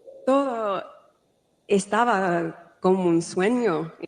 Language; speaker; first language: Spanish; non-native, fluent; English